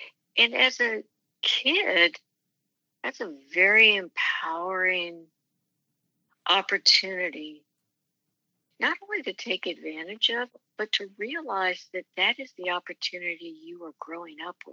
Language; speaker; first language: English; native; English